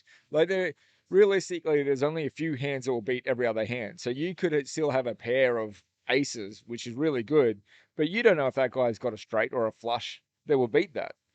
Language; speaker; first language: English; native; English